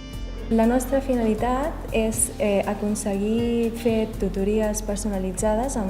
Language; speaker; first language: Catalan; early bilingual, other home language; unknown